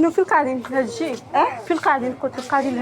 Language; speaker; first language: Arabic; native; Arabic